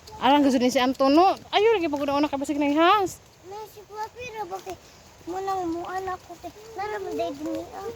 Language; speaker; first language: Filipino; non-native, local second language; Cebuano